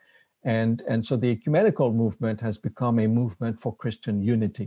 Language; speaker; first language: English; non-native, fluent; French